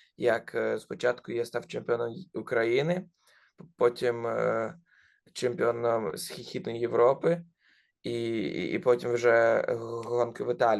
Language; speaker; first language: Ukrainian; non-native, local second language; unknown